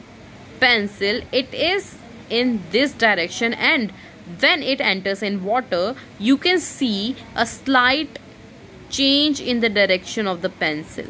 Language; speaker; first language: English; non-native, local second language; Hindi